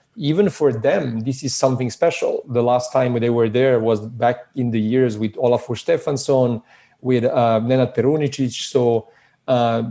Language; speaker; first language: English; early bilingual, other home language; Serbian